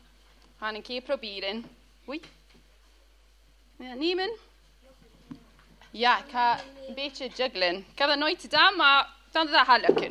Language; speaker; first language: Dutch; non-native, fluent; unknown